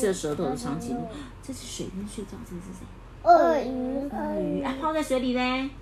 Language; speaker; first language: Chinese; native; Chinese